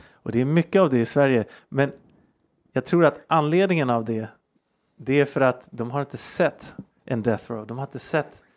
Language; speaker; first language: Swedish; early bilingual, heritage; Swedish